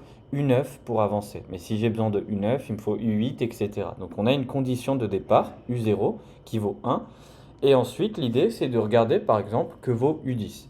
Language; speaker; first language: French; native; French